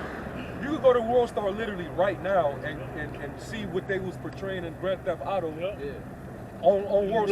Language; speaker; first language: English; native; English